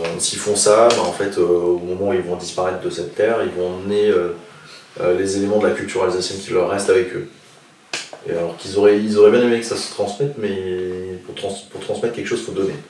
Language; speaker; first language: French; non-native, local second language; Swiss German